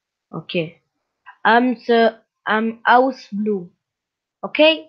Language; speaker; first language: English; non-native, learner; French